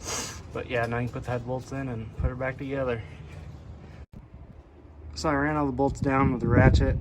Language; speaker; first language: English; native; English